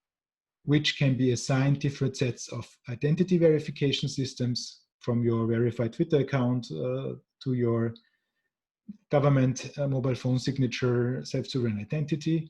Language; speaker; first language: English; non-native, fluent; German